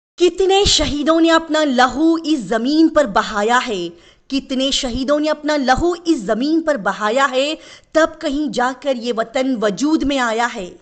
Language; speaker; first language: Urdu; native; Urdu